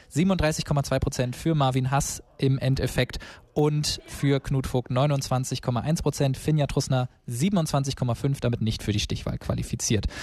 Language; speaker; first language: German; native; German